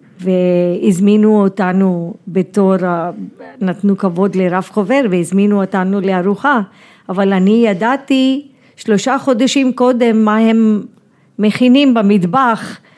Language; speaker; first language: Hebrew; non-native, fluent; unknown